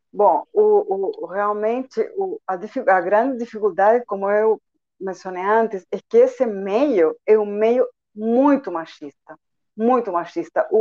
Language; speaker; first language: Portuguese; non-native, fluent; Spanish